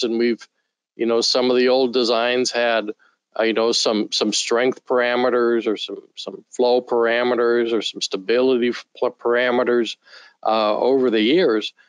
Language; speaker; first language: English; native; English